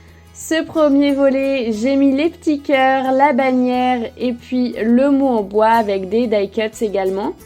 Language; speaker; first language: French; native; French